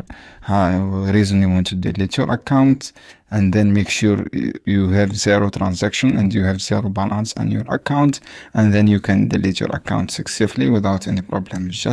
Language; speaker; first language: English; non-native, fluent; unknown